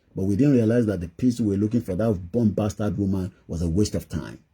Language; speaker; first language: English; non-native, local second language; Yoruba